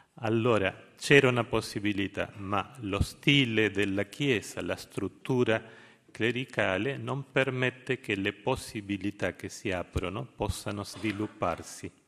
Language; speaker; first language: Italian; non-native, fluent; Spanish